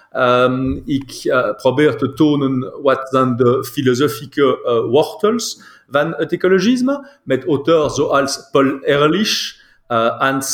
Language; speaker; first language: Dutch; non-native, local second language; French